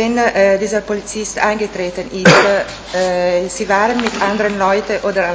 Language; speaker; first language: German; non-native, fluent; Italian